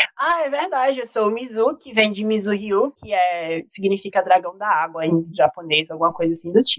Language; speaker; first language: Portuguese; native; Portuguese